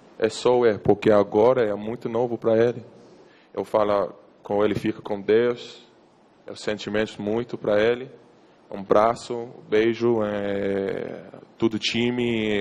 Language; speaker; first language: Portuguese; non-native, learner; English